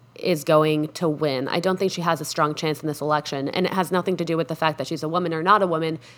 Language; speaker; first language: English; non-native, fluent; Spanish